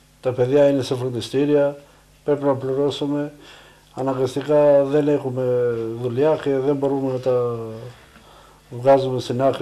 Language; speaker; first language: Greek; non-native, fluent; Albanian